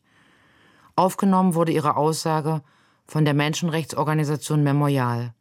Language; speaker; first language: German; native; German